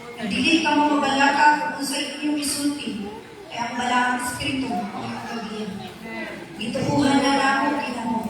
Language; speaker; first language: Cebuano; non-native, local second language; Waray